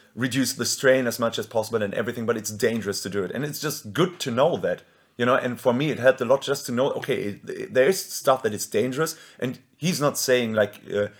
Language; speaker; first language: English; non-native, fluent; German